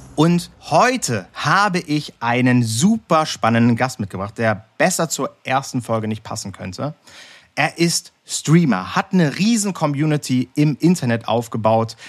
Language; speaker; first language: German; native; German